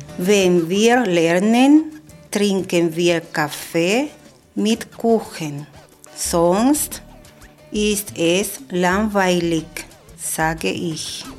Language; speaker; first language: German; non-native, learner; Spanish